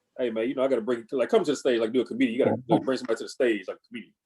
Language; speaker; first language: English; native; English